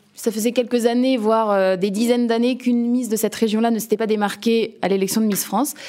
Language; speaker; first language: French; native; French